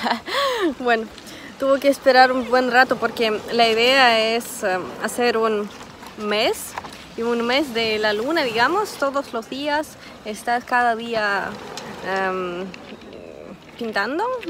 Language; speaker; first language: Spanish; non-native, fluent; Russian